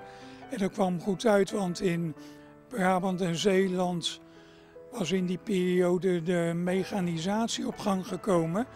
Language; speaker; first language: Dutch; native; Dutch